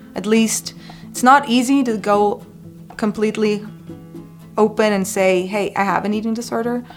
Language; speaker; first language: English; non-native, fluent; Spanish